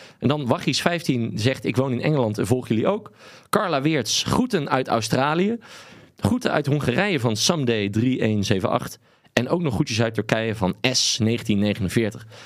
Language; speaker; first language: Dutch; native; Dutch